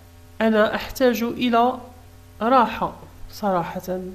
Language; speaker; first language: Arabic; native; Arabic